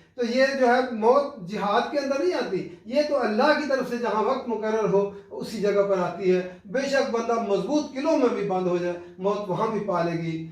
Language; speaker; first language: Urdu; non-native, local second language; Punjabi